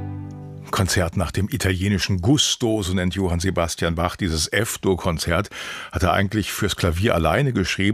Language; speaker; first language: German; native; German